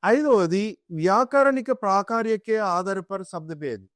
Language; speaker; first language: Hindi; non-native, local second language; Telugu